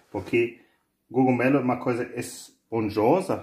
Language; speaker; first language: Portuguese; non-native, fluent; German